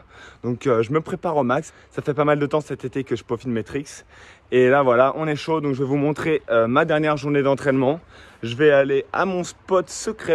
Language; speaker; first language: French; native; French